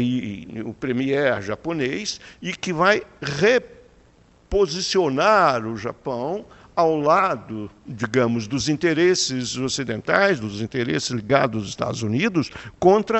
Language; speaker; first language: Portuguese; native; Portuguese